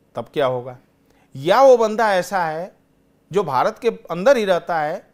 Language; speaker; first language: Hindi; native; Hindi